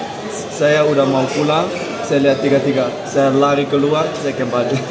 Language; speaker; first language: Indonesian; non-native, fluent; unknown